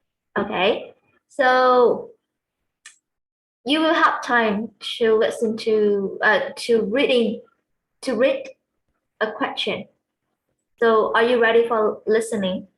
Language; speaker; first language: English; non-native, fluent; Vietnamese